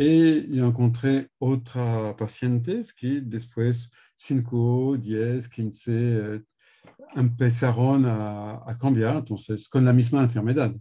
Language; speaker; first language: Spanish; non-native, learner; French